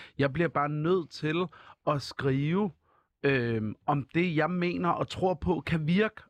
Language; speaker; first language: Danish; early bilingual, other home language; Arabic